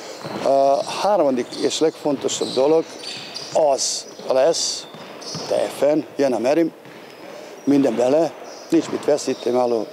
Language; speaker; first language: Hungarian; non-native, fluent; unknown